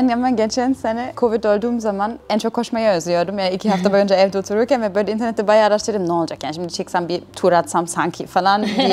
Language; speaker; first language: Turkish; non-native, fluent; German